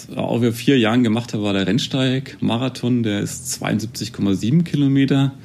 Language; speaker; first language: German; native; German